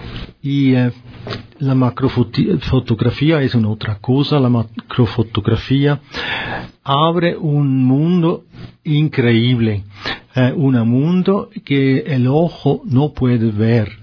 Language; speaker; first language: Spanish; non-native, learner; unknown